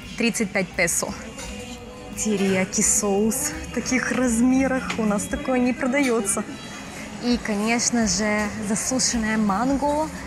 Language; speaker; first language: Russian; native; Russian